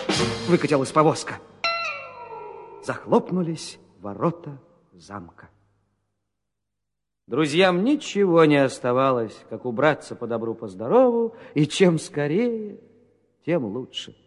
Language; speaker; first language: Russian; native; Russian